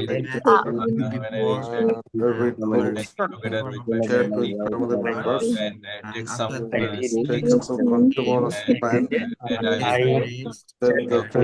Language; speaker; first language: English; non-native, learner; Bangla